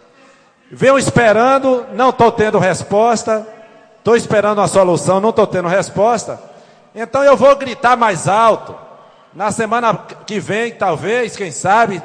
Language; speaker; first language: Portuguese; native; Portuguese